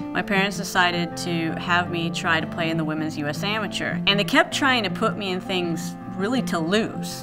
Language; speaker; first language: English; native; English